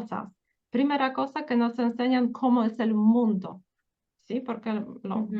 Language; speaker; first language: Spanish; non-native, fluent; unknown